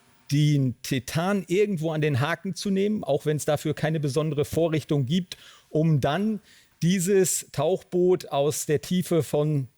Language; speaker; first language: German; native; German